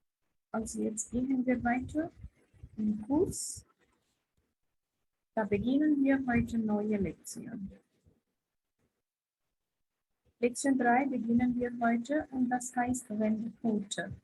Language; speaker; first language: German; non-native, fluent; Hindi